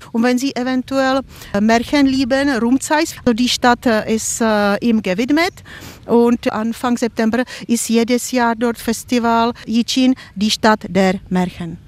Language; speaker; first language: German; non-native, fluent; Czech